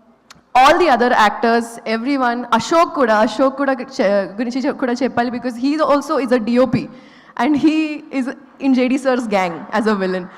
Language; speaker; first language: Telugu; non-native, local second language; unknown